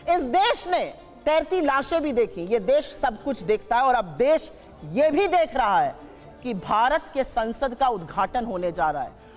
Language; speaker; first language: Hindi; native; Hindi